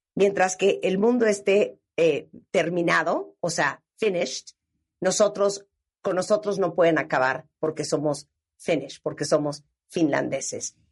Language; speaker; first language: Spanish; native; Spanish